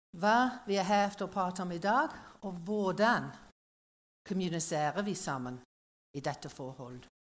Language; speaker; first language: Norwegian; non-native, learner; English